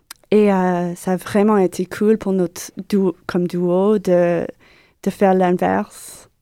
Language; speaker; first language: French; non-native, learner; English